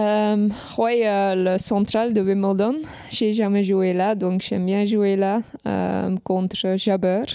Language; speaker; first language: French; non-native, local second language; Dutch